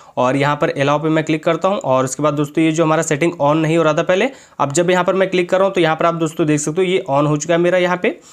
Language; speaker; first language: Hindi; native; Hindi